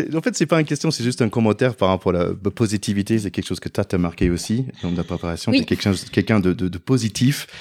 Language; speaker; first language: French; non-native, fluent; English